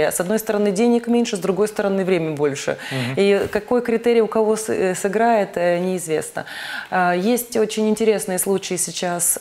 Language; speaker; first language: Russian; native; Russian